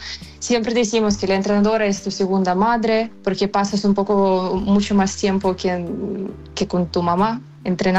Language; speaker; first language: Spanish; non-native, fluent; Ukrainian